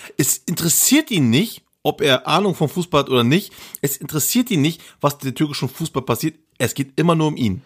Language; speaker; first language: German; early bilingual, other home language; Turkish